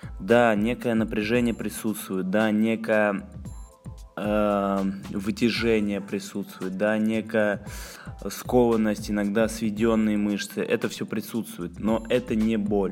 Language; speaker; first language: Russian; native; Russian